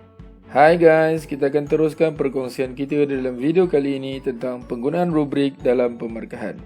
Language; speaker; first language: Malay; native; Malay